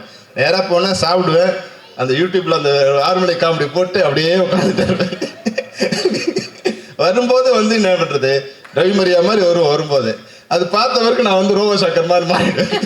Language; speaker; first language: Tamil; native; Tamil